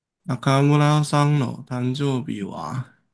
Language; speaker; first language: Japanese; non-native, learner; Chinese